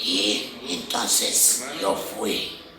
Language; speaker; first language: Spanish; non-native, fluent; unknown